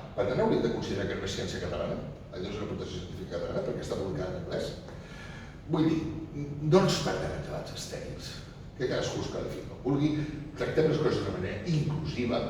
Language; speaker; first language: Catalan; non-native, local second language; Spanish